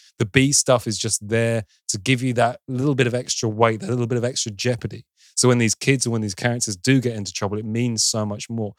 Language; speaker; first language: English; native; English